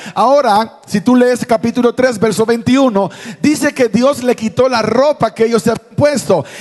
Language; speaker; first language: Spanish; native; Spanish